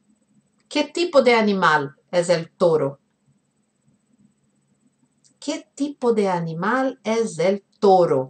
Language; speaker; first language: Spanish; non-native, fluent; Portuguese